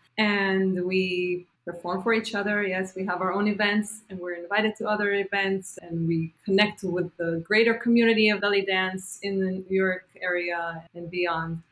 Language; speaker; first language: English; non-native, fluent; Hebrew